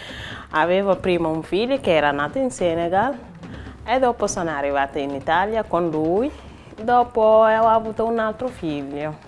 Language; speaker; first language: Italian; non-native, fluent; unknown